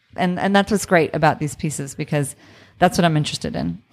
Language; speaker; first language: English; native; English